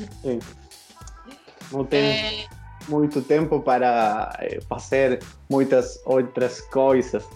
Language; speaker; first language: Portuguese; non-native, learner; Spanish